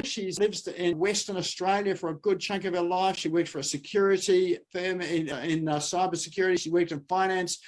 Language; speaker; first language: English; native; English